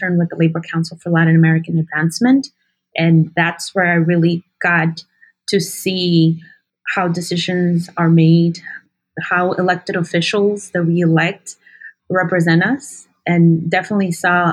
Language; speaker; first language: English; early bilingual, other home language; Spanish